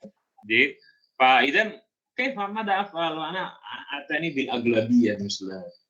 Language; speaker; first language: Arabic; non-native, fluent; Indonesian